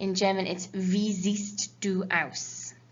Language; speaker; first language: German; non-native, fluent; English